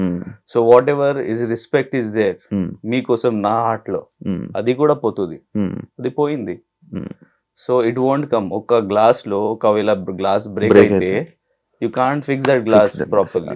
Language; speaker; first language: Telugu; non-native, learner; Hindi